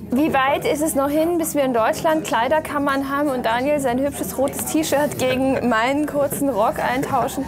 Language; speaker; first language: German; native; German